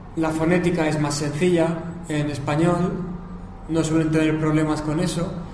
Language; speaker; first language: Spanish; native; Spanish